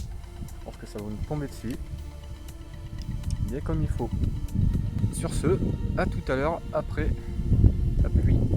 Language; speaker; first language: French; native; French